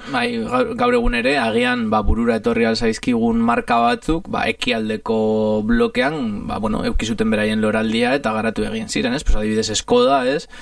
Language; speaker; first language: Basque; non-native, fluent; Italian